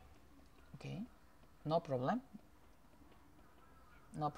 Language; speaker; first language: English; non-native, fluent; Spanish